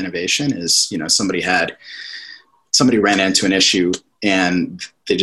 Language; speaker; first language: English; native; English